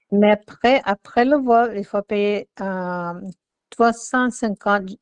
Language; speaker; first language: French; non-native, learner; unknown